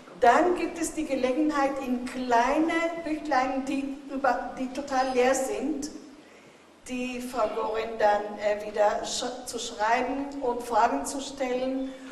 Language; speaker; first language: German; non-native, fluent; Hebrew